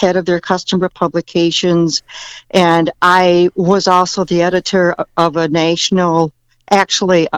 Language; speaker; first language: English; native; English